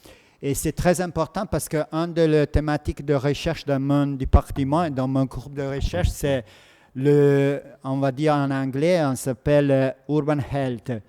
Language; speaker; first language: French; non-native, fluent; Italian